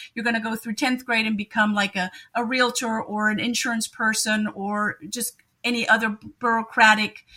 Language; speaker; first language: English; non-native, fluent; German